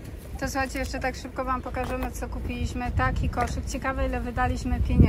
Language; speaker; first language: Polish; native; Polish